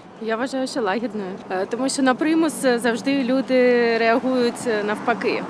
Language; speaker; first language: Ukrainian; non-native, local second language; Russian